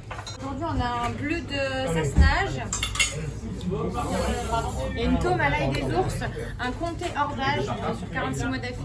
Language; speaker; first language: French; native; French